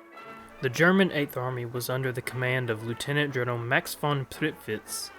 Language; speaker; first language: English; native; English